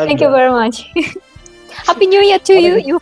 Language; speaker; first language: English; non-native, learner; Japanese